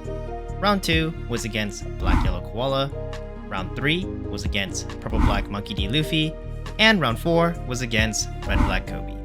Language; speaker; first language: English; native; English